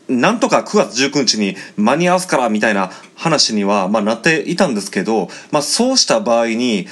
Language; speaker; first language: Japanese; native; Japanese